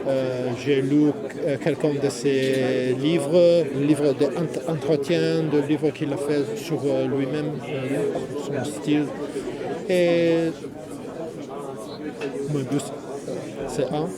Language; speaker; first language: French; non-native, fluent; Italian